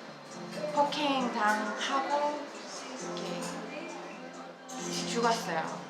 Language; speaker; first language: Korean; non-native, fluent; English